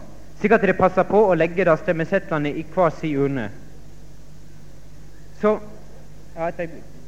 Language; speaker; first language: Norwegian; native; Norwegian